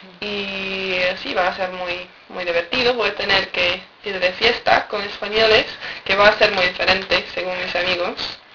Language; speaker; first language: Spanish; non-native, learner; English